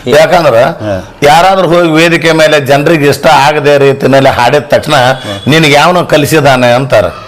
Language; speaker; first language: Kannada; native; Kannada